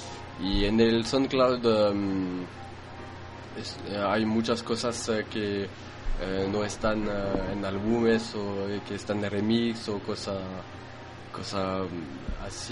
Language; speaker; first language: Spanish; non-native, fluent; French